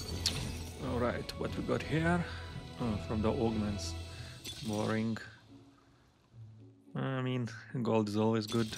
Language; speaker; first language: English; non-native, fluent; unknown